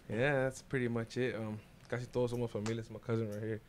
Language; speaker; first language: English; early bilingual, other home language; Spanish